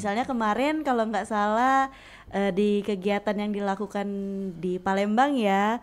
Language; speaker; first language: Indonesian; native; Indonesian